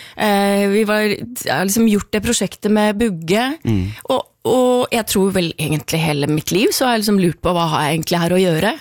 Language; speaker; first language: Norwegian; native; Norwegian